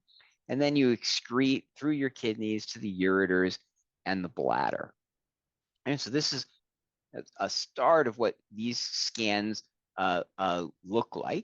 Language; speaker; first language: English; native; English